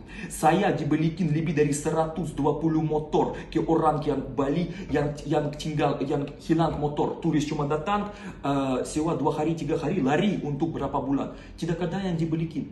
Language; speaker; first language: Indonesian; non-native, learner; Russian